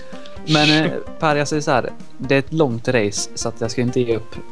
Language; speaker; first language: Swedish; native; Swedish